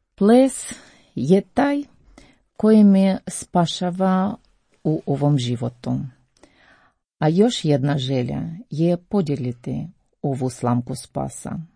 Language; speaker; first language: Croatian; non-native, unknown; Ukrainian